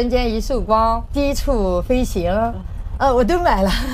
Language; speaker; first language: Chinese; native; Chinese